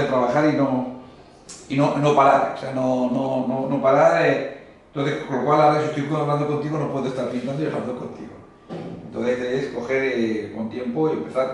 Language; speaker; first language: Spanish; native; Spanish